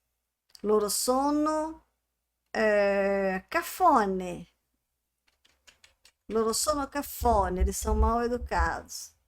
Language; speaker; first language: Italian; non-native, fluent; Portuguese